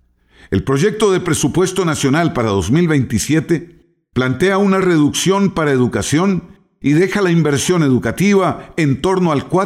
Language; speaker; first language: Spanish; native; Spanish